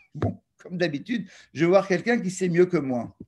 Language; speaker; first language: French; native; French